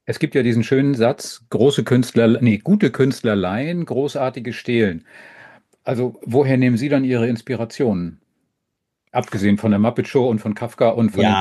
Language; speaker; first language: German; native; German